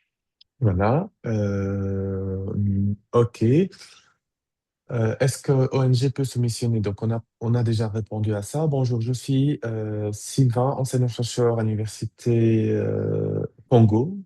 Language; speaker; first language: French; native; French